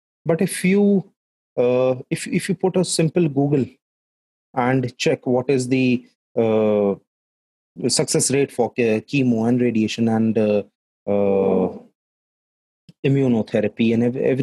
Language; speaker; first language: English; non-native, local second language; Hindi